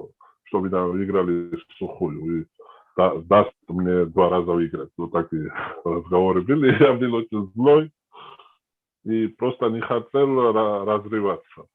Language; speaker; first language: Russian; non-native, fluent; Georgian